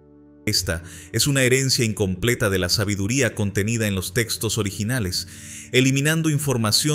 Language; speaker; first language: Spanish; native; Spanish